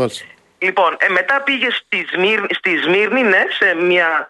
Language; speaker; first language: Greek; native; Greek